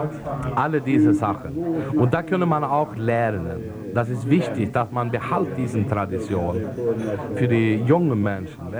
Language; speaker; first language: German; non-native, learner; Swedish